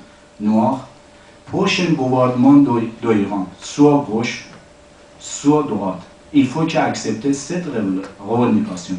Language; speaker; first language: French; non-native, learner; Persian